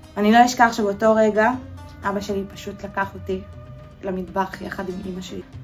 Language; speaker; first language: Hebrew; native; Hebrew